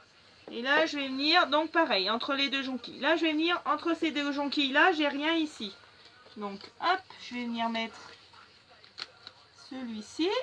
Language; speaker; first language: French; native; French